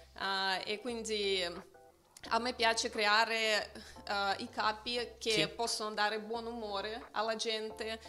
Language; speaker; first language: Italian; non-native, fluent; Russian